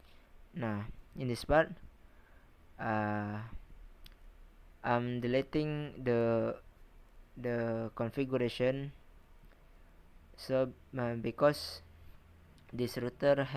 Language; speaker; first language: English; non-native, learner; Indonesian